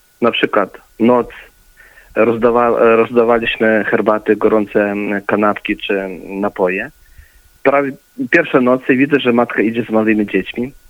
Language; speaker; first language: Polish; early bilingual, heritage; Polish